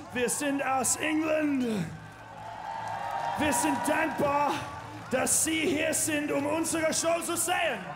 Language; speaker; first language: German; non-native, learner; English